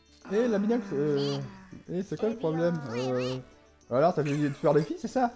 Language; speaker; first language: French; native; French